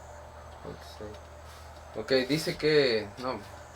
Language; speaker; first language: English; non-native, learner; Spanish